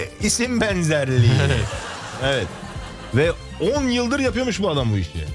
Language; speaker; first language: Turkish; early bilingual, heritage; Turkish